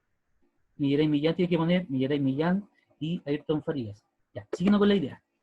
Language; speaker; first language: Spanish; native; Spanish